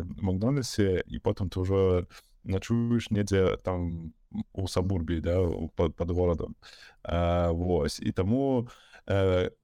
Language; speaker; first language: Belarusian; native; Belarusian